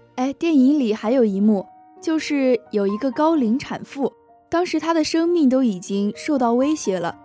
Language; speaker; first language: Chinese; native; Chinese